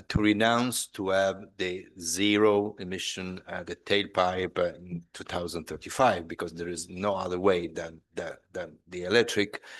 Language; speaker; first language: English; non-native, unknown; Italian